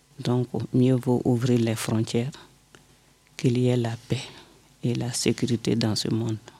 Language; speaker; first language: French; non-native, local second language; Bambara